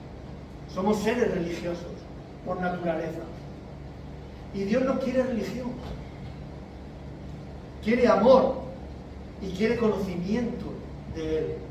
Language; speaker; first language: Spanish; native; Spanish